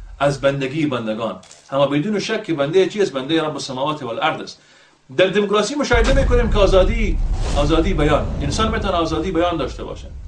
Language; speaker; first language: Persian; native; Persian